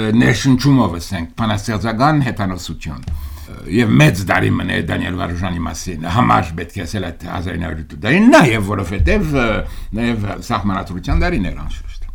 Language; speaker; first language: Armenian; early bilingual, heritage; Armenian